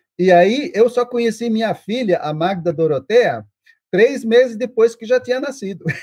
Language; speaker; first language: Portuguese; non-native, local second language; German